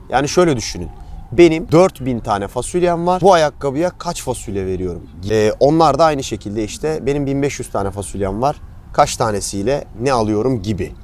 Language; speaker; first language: Turkish; native; Turkish